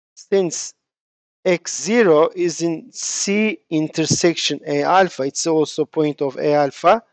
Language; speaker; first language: English; non-native, fluent; Turkish